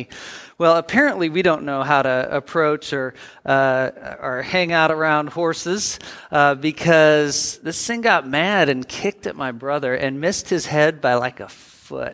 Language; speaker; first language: English; native; English